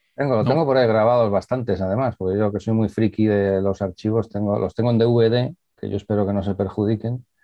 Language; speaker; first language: Spanish; native; Spanish